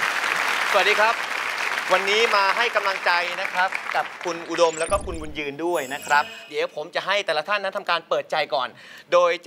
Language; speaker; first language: Thai; native; Thai